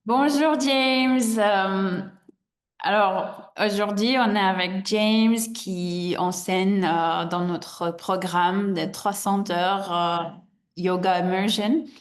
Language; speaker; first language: French; non-native, fluent; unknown